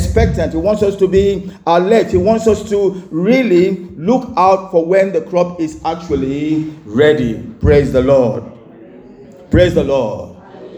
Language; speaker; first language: English; non-native, local second language; Igbo